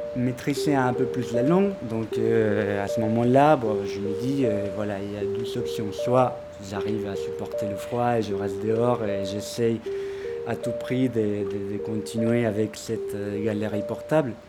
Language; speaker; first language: French; non-native, fluent; Spanish